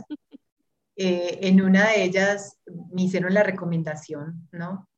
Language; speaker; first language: Spanish; native; Spanish